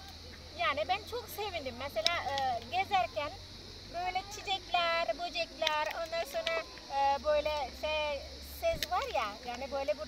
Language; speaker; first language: Turkish; non-native, learner; Indonesian